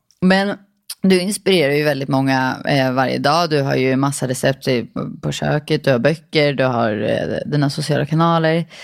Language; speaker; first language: Swedish; native; Swedish